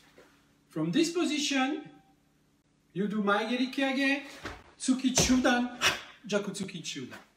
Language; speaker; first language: English; non-native, learner; French